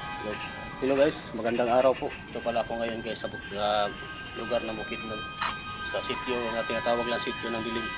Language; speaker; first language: Filipino; non-native, local second language; Cebuano